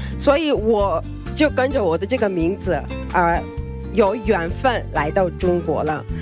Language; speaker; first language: Chinese; non-native, fluent; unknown